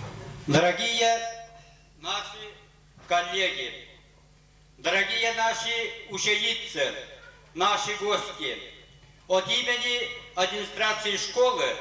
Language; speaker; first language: Russian; non-native, local second language; Yakut